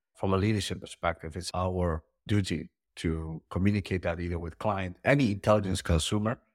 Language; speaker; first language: English; early bilingual, heritage; Dutch